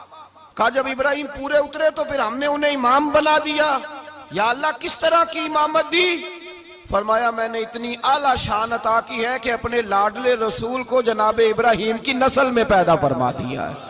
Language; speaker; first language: Hindi; non-native, local second language; Punjabi